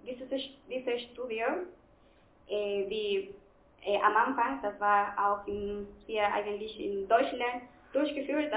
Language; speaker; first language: German; non-native, fluent; Spanish